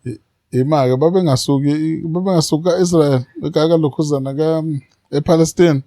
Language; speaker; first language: Zulu; native; Zulu